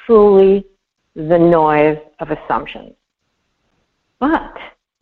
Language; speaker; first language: English; native; English